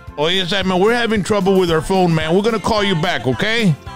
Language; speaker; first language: English; early bilingual, other home language; Spanish